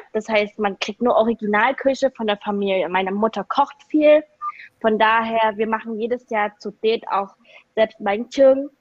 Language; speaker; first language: German; native; German